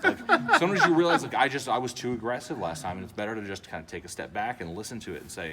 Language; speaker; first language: English; native; English